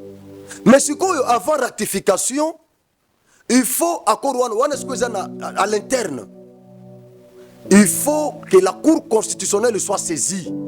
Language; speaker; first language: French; non-native, local second language; Lingala